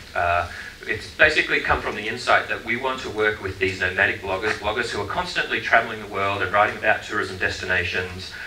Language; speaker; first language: English; native; English